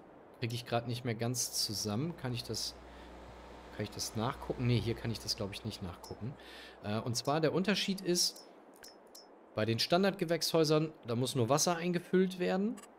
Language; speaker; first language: German; native; German